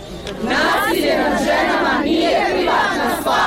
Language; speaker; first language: Croatian; native; Croatian